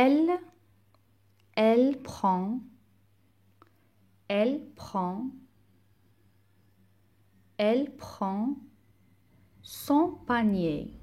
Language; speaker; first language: French; non-native, local second language; Arabic